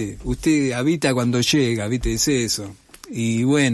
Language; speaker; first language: Spanish; native; Spanish